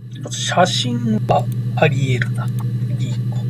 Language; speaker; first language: Japanese; native; Japanese